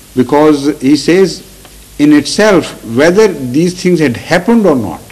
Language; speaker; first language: English; non-native, local second language; Urdu